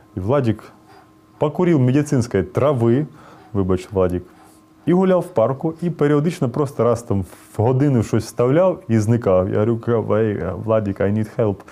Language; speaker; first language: Ukrainian; non-native, local second language; Russian